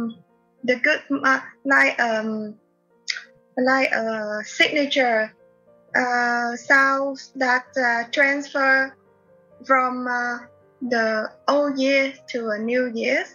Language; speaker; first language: English; non-native, learner; Vietnamese